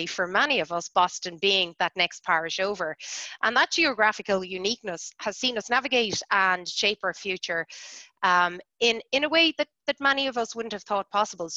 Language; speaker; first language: English; native; English